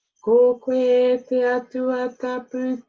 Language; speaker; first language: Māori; non-native, fluent; English